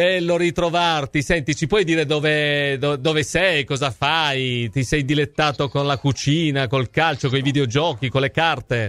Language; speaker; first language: Italian; native; Italian